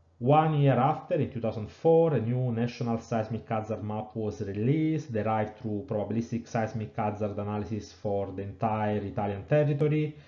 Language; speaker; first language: English; non-native, fluent; Italian